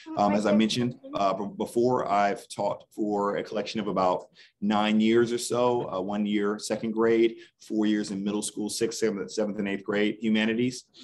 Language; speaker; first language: English; native; English